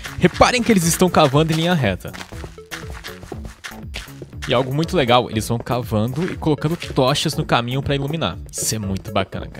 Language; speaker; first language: Portuguese; native; Portuguese